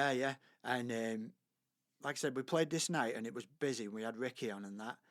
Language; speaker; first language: English; native; English